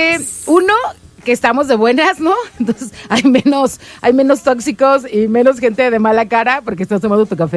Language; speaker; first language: Spanish; native; Spanish